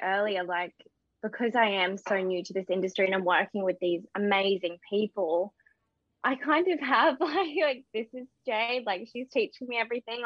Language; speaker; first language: English; native; English